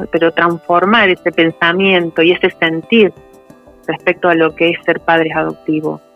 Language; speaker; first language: Spanish; native; Spanish